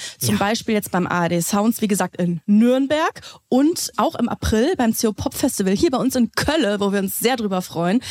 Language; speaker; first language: German; native; German